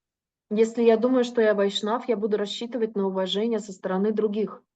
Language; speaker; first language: Russian; native; Russian